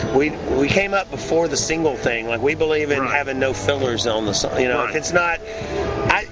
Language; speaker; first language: English; native; English